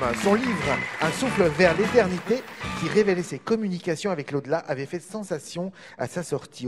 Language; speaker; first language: French; native; French